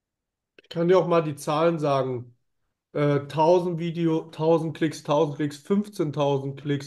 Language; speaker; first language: German; native; German